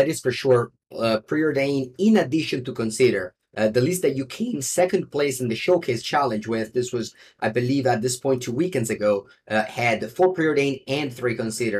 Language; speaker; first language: English; non-native, fluent; Italian